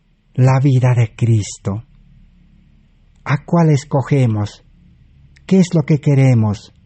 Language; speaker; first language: Spanish; native; Spanish